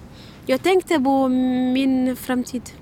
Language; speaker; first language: Swedish; non-native, learner; Arabic